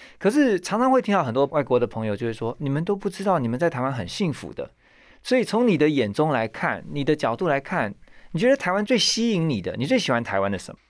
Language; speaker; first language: Chinese; native; Chinese